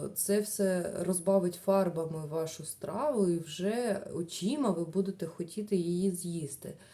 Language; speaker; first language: Ukrainian; non-native, local second language; Russian